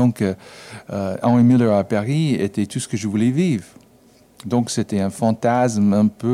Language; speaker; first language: French; non-native, fluent; English